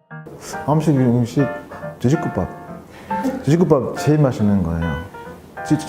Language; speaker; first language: Korean; non-native, learner; French